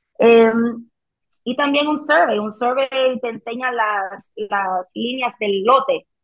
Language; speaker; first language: Spanish; early bilingual, heritage; Spanish